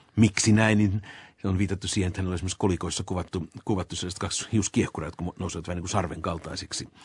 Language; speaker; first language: Finnish; native; Finnish